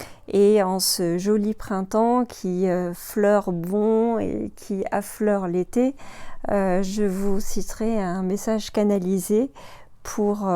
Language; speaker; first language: French; native; French